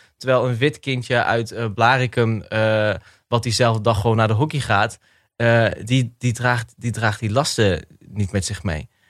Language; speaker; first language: Dutch; early bilingual, other home language; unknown